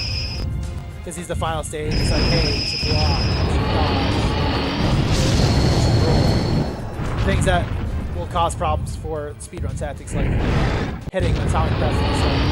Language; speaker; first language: English; native; English